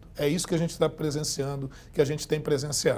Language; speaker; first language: Portuguese; native; Portuguese